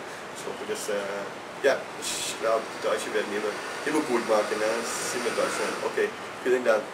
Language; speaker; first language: German; non-native, fluent; English